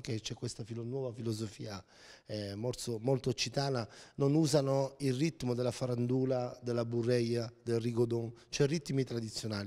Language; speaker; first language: Italian; native; Italian